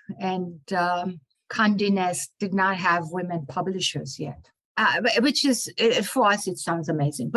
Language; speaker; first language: English; non-native, fluent; Hebrew